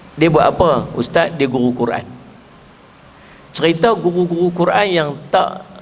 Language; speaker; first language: Malay; native; Malay